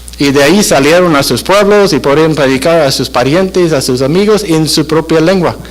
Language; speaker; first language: Spanish; non-native, fluent; English